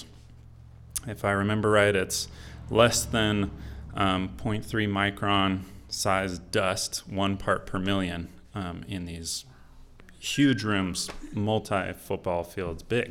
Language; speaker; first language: English; native; English